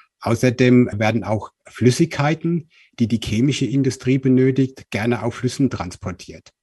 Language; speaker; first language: German; native; German